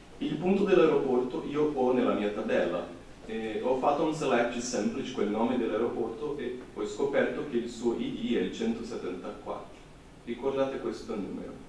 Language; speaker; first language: Italian; non-native, fluent; Portuguese